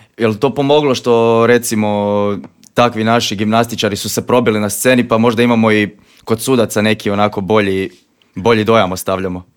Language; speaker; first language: Croatian; native; Croatian